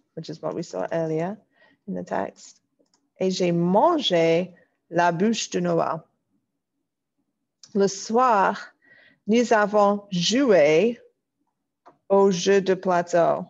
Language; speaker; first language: French; non-native, fluent; English